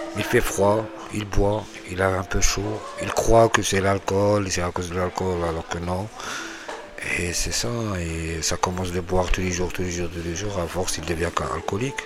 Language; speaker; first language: French; non-native, local second language; Arabic